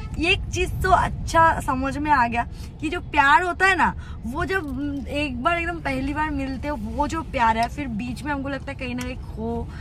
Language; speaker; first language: Hindi; non-native, local second language; Bangla